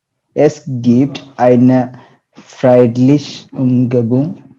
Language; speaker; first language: German; non-native, learner; Malayalam